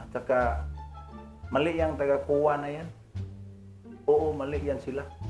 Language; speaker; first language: Filipino; non-native, local second language; Cebuano